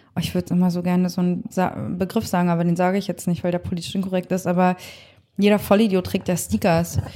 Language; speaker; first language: German; native; German